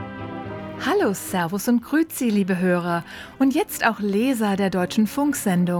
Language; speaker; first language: German; native; German